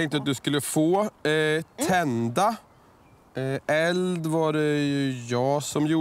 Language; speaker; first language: Swedish; native; Swedish